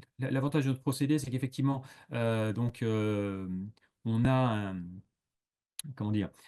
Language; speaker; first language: French; native; French